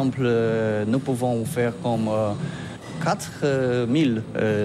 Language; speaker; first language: French; non-native, learner; Polish